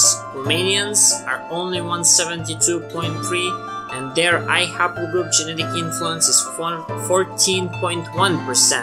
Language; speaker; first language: English; non-native, fluent; Serbian